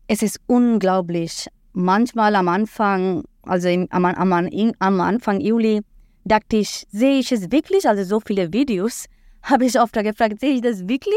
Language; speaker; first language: German; non-native, fluent; Bangla